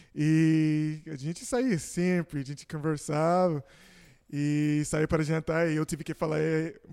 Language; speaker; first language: Portuguese; non-native, fluent; English